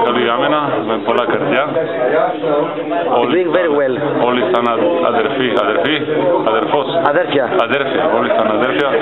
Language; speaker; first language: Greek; non-native, learner; Macedonian